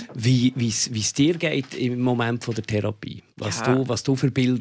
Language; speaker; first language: German; native; German